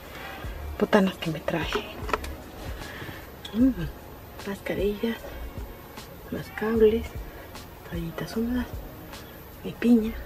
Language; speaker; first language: Spanish; native; Spanish